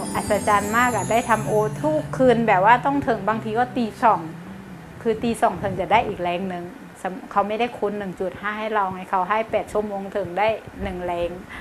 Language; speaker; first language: Thai; non-native, fluent; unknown